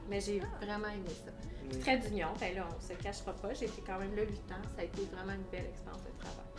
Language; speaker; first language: French; native; French